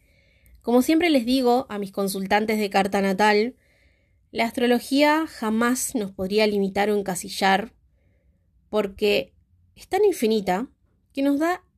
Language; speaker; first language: Spanish; native; Spanish